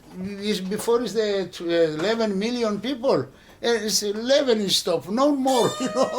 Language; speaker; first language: English; non-native, learner; Greek